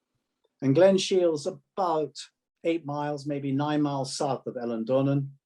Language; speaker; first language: English; native; English